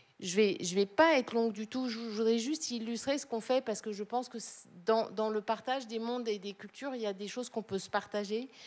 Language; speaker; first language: French; native; French